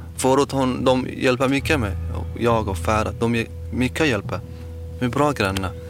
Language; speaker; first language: Swedish; non-native, learner; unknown